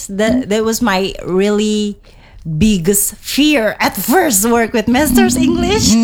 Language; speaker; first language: English; non-native, learner; Indonesian